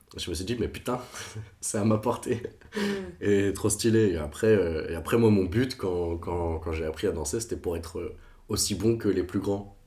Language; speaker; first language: French; non-native, fluent; Portuguese